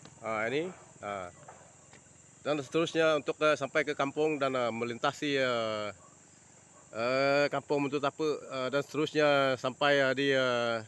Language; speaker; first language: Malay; non-native, local second language; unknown